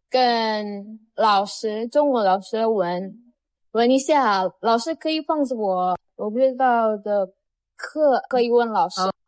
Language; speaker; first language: Chinese; non-native, learner; Indonesian